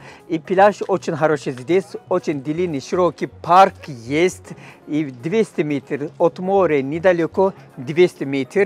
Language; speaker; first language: Russian; non-native, fluent; Turkish